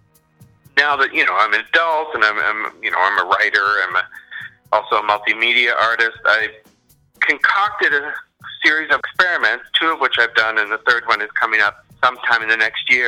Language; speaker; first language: English; native; English